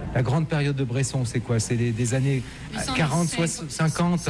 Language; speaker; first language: French; native; French